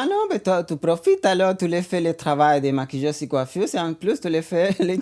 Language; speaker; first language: French; non-native, learner; Spanish